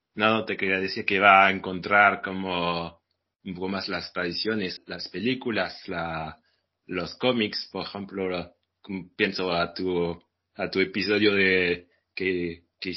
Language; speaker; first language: Spanish; non-native, fluent; French